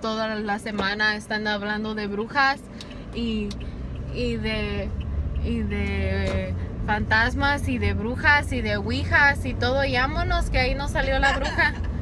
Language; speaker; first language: Spanish; early bilingual, heritage; Spanish